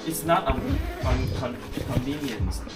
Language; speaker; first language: English; non-native, learner; Chinese